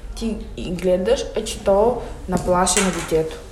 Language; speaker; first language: Bulgarian; non-native, fluent; Ukrainian